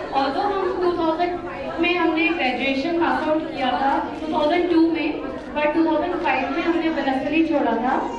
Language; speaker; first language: Hindi; native; Hindi